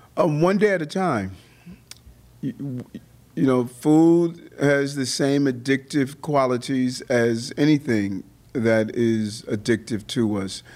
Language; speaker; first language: English; native; English